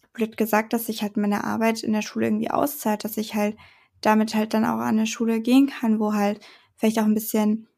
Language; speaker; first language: German; native; German